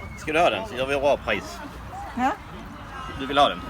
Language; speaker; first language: Swedish; non-native, fluent; Thai